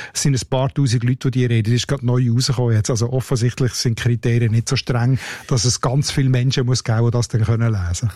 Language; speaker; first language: German; native; German